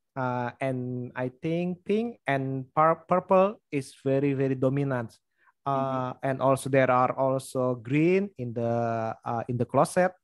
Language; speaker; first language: English; non-native, learner; Indonesian